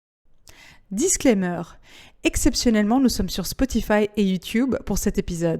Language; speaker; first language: French; native; French